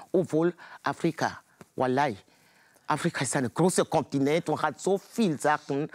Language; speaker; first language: German; non-native, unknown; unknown